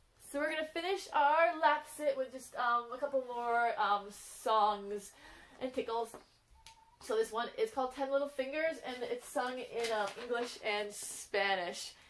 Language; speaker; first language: English; native; English